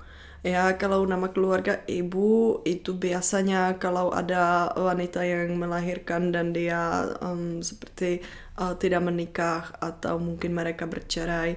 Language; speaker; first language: Indonesian; non-native, fluent; Czech